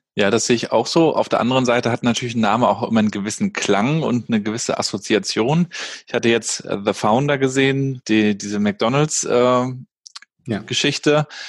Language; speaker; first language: German; native; German